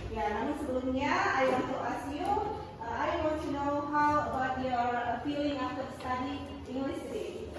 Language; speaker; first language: English; non-native, fluent; Indonesian